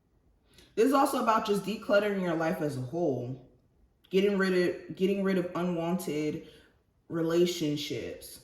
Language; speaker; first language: English; native; English